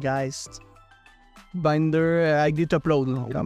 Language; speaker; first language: French; native; French